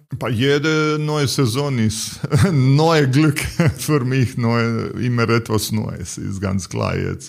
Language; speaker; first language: German; non-native, learner; Serbian